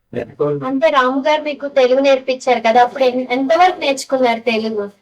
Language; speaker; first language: Telugu; native; Telugu